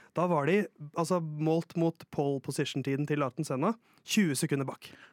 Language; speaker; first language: Norwegian; native; Norwegian